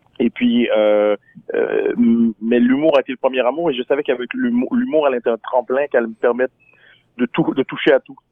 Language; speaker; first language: French; native; French